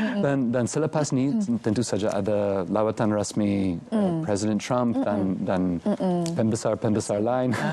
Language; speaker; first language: Malay; non-native, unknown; English